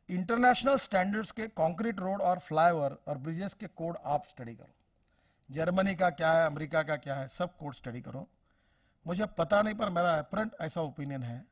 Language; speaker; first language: Hindi; non-native, local second language; Marathi